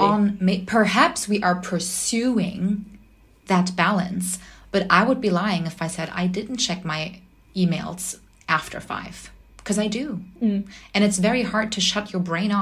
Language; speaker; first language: English; non-native, fluent; German